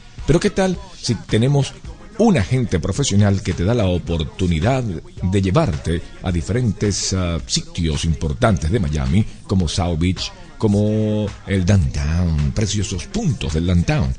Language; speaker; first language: Spanish; native; Spanish